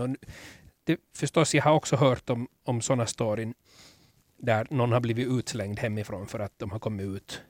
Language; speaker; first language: Swedish; native; Swedish